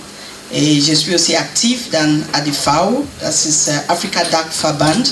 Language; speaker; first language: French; non-native, learner; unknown